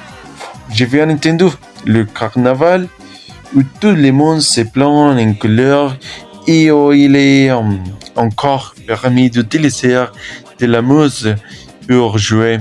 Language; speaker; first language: French; non-native, learner; Spanish